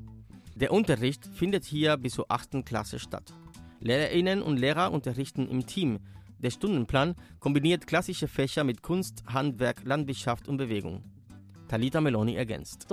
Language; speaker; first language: German; native; German